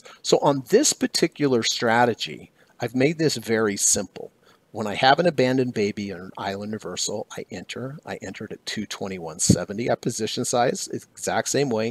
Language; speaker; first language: English; native; English